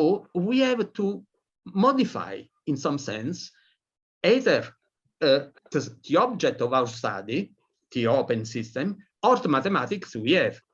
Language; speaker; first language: English; non-native, fluent; Italian